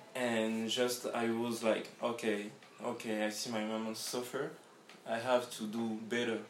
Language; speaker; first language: English; non-native, learner; French